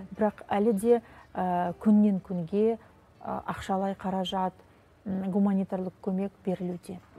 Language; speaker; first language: Kazakh; non-native, local second language; Russian